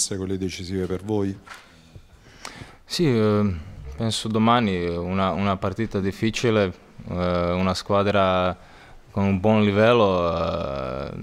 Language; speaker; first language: Italian; non-native, learner; Croatian